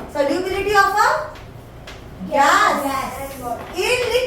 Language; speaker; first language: English; non-native, local second language; Hindi